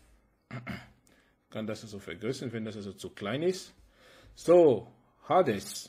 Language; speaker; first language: German; non-native, fluent; French